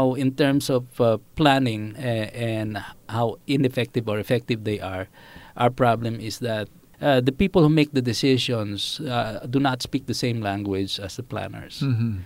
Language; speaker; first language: English; non-native, local second language; Filipino